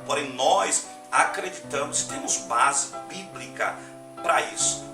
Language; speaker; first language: Portuguese; native; Portuguese